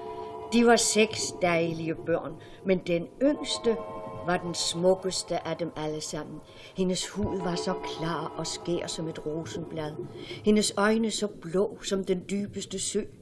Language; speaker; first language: Danish; native; Danish